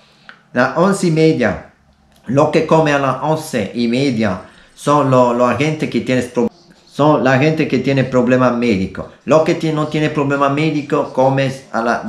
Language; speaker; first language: Spanish; non-native, learner; Italian